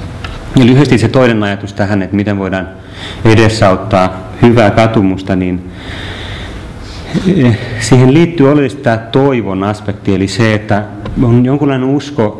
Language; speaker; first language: Finnish; native; Finnish